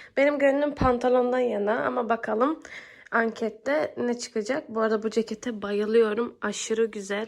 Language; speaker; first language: Turkish; early bilingual, heritage; Turkish